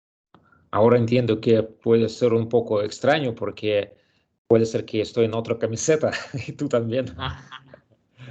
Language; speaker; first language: Spanish; non-native, learner; Russian